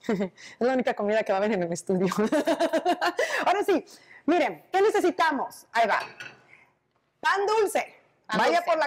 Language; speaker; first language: Spanish; native; Spanish